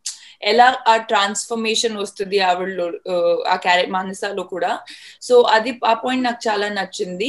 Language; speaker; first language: Telugu; non-native, fluent; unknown